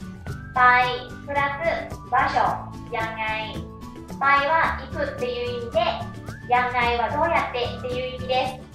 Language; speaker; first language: Japanese; non-native, fluent; Thai